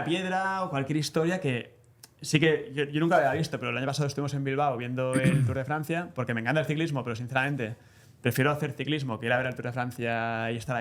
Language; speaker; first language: Spanish; native; Spanish